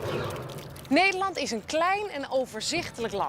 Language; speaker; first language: Dutch; native; Dutch